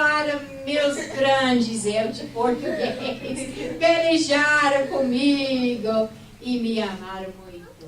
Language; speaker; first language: Portuguese; non-native, fluent; English